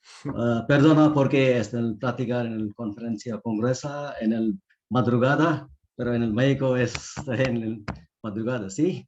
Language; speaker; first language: Spanish; non-native, learner; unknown